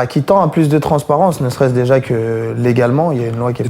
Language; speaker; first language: French; native; French